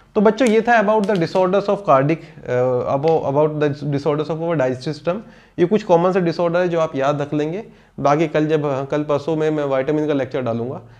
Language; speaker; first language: Hindi; native; Hindi